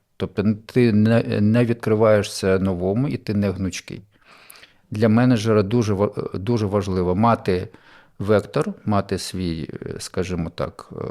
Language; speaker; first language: Ukrainian; native; Ukrainian